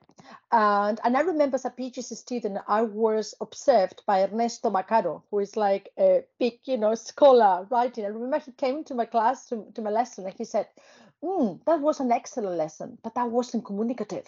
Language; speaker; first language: English; non-native, fluent; Spanish